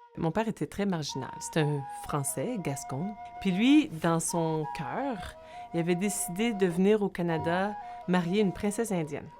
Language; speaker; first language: French; native; French